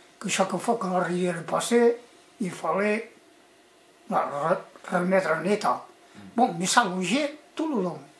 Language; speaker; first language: French; early bilingual, other home language; Catalan